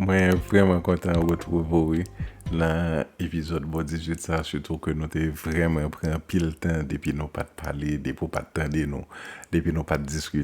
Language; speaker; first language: French; non-native, local second language; Haitian Creole